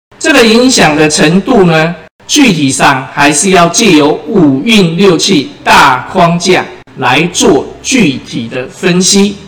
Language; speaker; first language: Chinese; native; Chinese